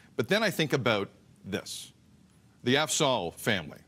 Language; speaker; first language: English; native; English